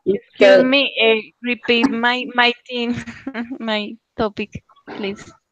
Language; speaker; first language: English; non-native, learner; Spanish